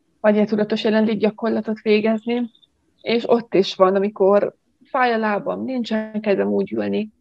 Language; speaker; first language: Hungarian; native; Hungarian